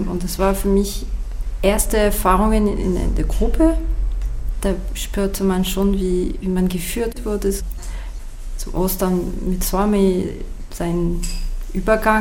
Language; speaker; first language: German; non-native, fluent; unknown